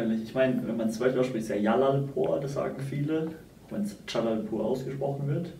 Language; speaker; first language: German; native; German